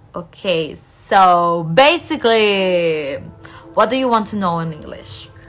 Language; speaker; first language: English; non-native, fluent; Spanish